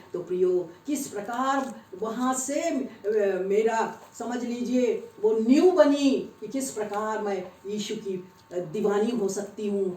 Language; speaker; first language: Hindi; native; Hindi